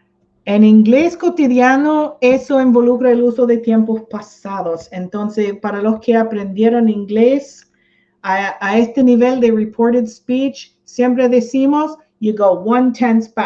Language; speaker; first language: Spanish; non-native, fluent; English